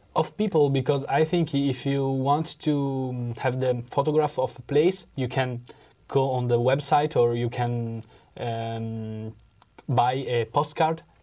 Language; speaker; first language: English; non-native, learner; Italian